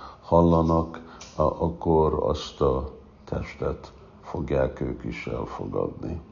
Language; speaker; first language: Hungarian; non-native, fluent; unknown